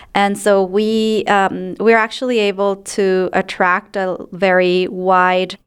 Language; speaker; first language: English; non-native, fluent; Spanish